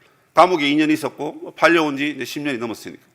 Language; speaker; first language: Korean; native; Korean